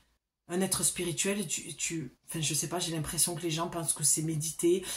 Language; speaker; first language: French; native; French